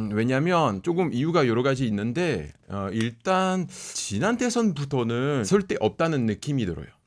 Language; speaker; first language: Korean; non-native, fluent; French